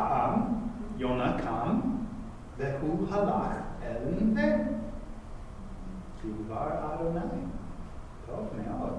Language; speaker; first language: Hebrew; non-native, fluent; English